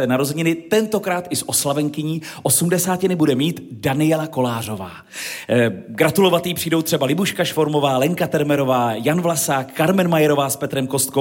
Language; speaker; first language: Czech; native; Czech